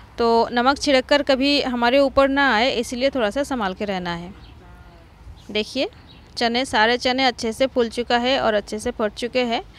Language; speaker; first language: Hindi; non-native, local second language; Marathi